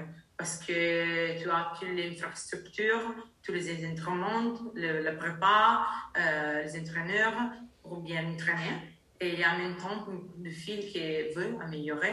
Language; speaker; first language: French; non-native, learner; Italian